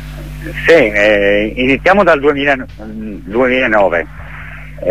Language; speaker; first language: Italian; native; Italian